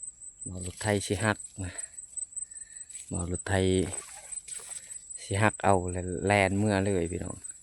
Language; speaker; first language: Thai; non-native, local second language; Northeastern Thai